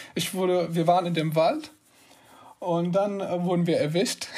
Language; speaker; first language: German; non-native, fluent; Arabic